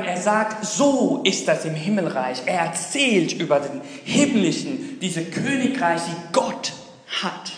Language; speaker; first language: German; non-native, fluent; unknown